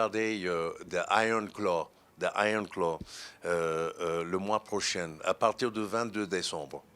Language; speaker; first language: French; non-native, fluent; English